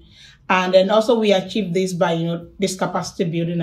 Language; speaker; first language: English; non-native, local second language; Yoruba